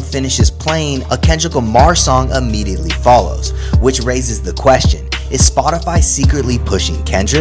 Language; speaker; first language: English; native; English